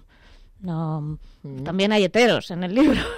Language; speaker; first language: Spanish; native; Spanish